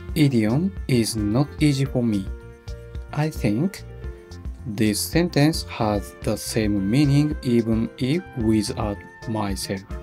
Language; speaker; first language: English; non-native, learner; Japanese